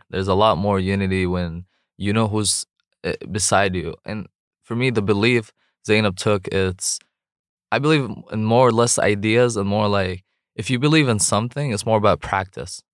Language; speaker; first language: English; non-native, fluent; Arabic